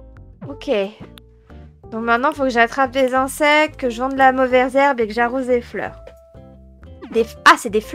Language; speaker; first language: French; native; French